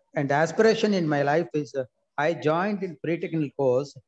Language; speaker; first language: English; non-native, local second language; Tamil